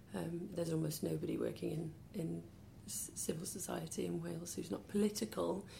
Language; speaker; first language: English; native; English